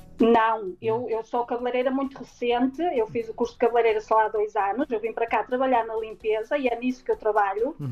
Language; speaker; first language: Portuguese; native; Portuguese